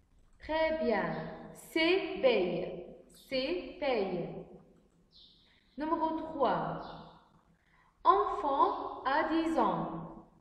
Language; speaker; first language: French; non-native, fluent; Arabic